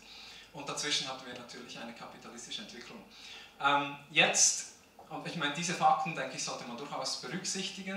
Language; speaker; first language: German; native; German